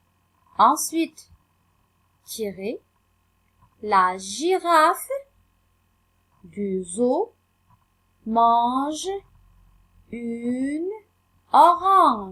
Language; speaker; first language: French; non-native, local second language; Arabic